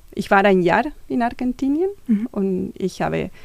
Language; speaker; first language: German; non-native, fluent; Spanish